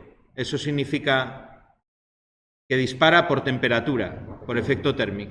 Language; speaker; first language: Spanish; native; Spanish